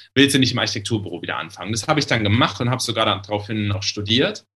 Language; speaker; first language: German; native; German